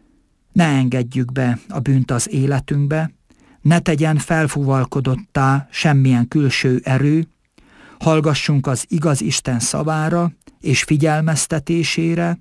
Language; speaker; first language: Hungarian; native; Hungarian